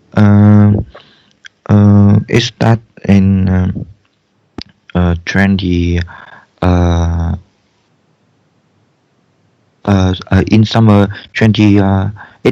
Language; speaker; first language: English; non-native, learner; Vietnamese